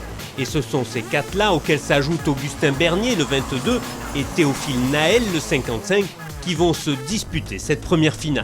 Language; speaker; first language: French; native; French